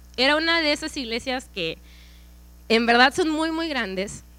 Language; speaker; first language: Spanish; native; Spanish